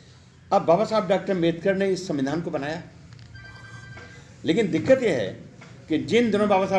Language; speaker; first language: Hindi; native; Hindi